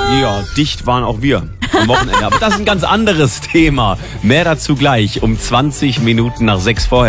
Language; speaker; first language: German; native; German